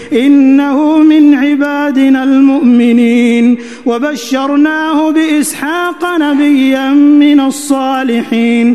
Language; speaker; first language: Arabic; native; Arabic